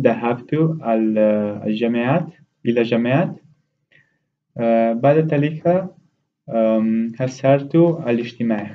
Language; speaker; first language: Arabic; non-native, learner; Romanian